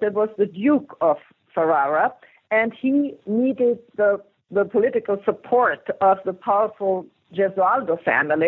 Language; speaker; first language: English; non-native, fluent; German